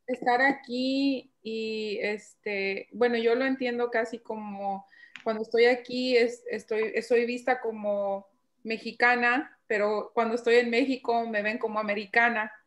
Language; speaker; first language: Spanish; early bilingual, other home language; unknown